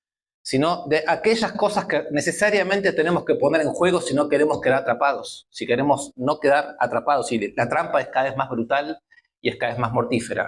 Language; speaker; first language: Spanish; native; Spanish